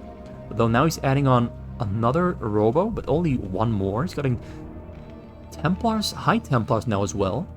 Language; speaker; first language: English; native; English